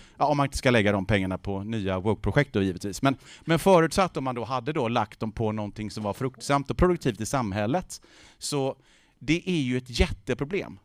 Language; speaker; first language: Swedish; native; Swedish